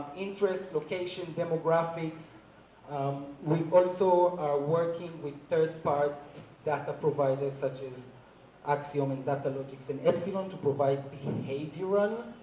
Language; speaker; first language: English; non-native, fluent; Hebrew